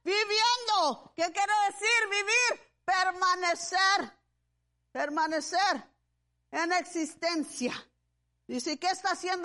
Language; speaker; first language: Spanish; early bilingual, heritage; Spanish